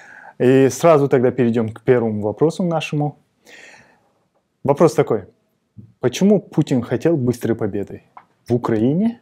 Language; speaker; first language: Russian; non-native, fluent; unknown